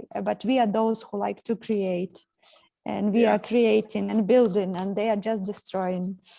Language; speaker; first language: English; non-native, fluent; Ukrainian